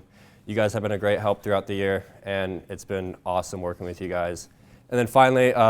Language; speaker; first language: English; native; English